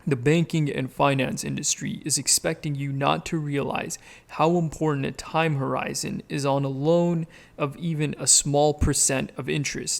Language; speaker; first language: English; native; English